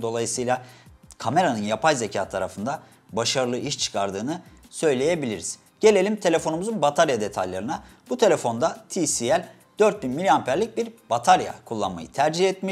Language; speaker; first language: Turkish; native; Turkish